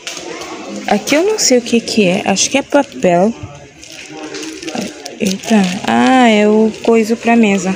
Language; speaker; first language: Portuguese; non-native, local second language; Kabuverdianu